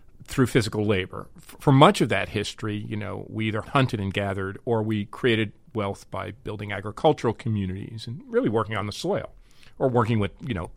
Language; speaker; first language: English; native; English